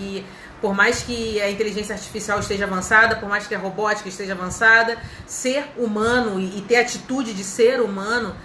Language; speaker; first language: Portuguese; native; Portuguese